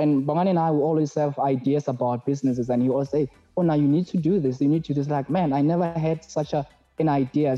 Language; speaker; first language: English; non-native, local second language; Tswana